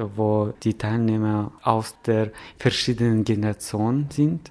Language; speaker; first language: German; non-native, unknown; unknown